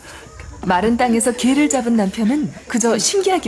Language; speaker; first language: Korean; native; Korean